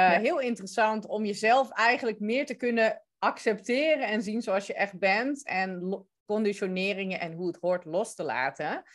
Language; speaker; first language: Dutch; early bilingual, other home language; Turkish